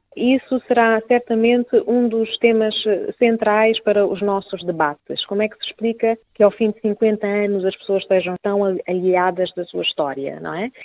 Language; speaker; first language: Portuguese; native; Portuguese